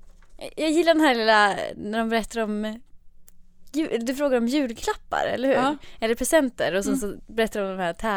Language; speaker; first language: Swedish; native; Swedish